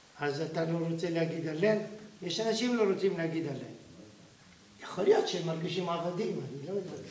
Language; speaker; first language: Hebrew; non-native, fluent; French